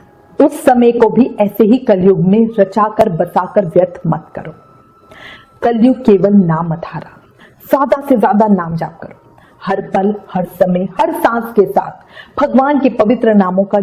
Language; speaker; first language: Hindi; native; Hindi